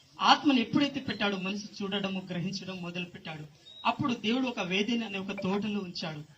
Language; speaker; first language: Telugu; non-native, local second language; Lambadi